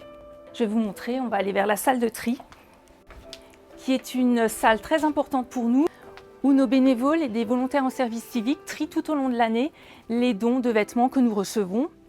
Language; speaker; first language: French; native; French